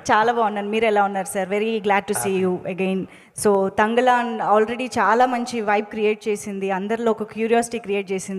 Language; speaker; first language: Telugu; native; Telugu